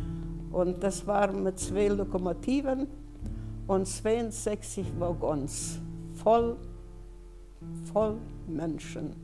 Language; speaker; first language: German; early bilingual, heritage; German